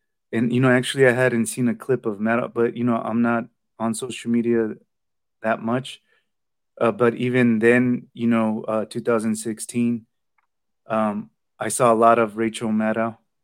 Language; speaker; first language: English; early bilingual, other home language; Spanish